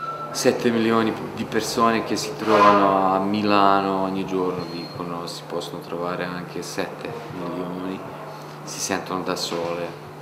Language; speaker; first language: Italian; non-native, fluent; Bosnian